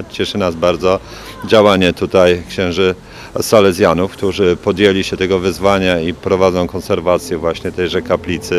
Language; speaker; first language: Polish; native; Polish